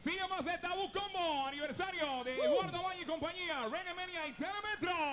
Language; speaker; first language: Spanish; native; Spanish